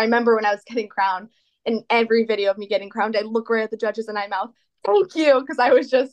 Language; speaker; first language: English; native; English